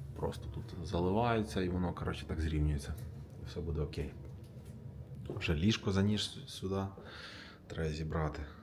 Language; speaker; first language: Ukrainian; non-native, local second language; Russian